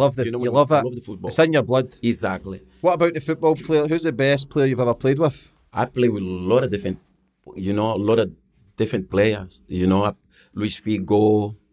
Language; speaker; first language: English; non-native, learner; Portuguese